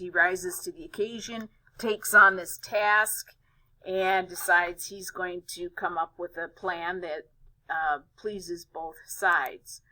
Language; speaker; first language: English; native; English